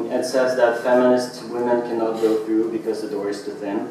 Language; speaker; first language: English; non-native, fluent; Russian